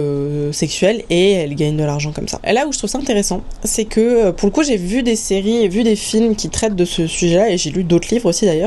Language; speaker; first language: French; native; French